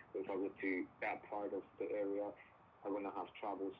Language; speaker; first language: English; non-native, fluent; Spanish